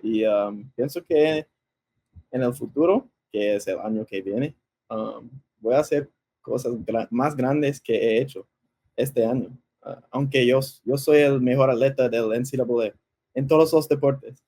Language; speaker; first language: Spanish; early bilingual, heritage; English